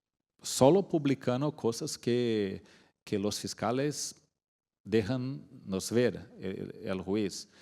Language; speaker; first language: Spanish; non-native, fluent; Portuguese